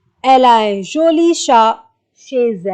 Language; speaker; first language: French; non-native, fluent; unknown